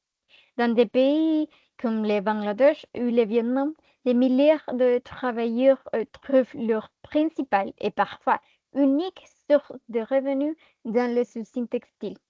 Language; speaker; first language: French; non-native, fluent; Spanish